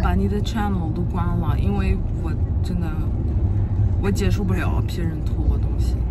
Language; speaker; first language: Chinese; non-native, fluent; French